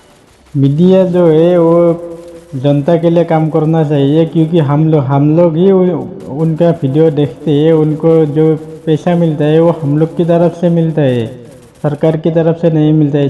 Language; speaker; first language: Hindi; non-native, local second language; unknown